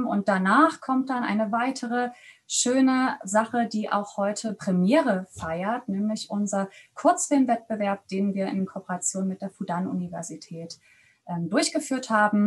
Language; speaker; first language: German; native; German